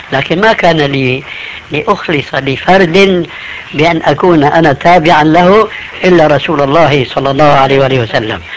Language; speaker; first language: Arabic; early bilingual, other home language; Albanian